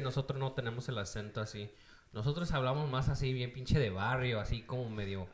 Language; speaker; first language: Spanish; early bilingual, other home language; English